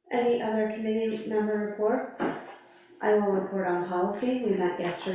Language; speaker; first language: English; native; English